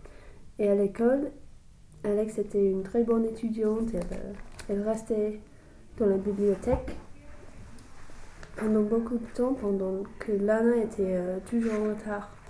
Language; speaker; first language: French; non-native, learner; English